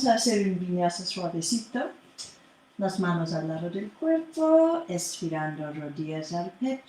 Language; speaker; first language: Spanish; non-native, fluent; English